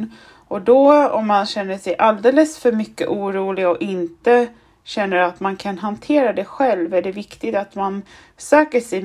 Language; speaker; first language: Swedish; non-native, fluent; German